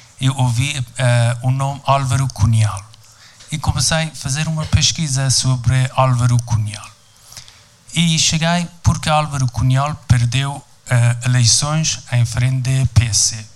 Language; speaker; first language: Portuguese; non-native, fluent; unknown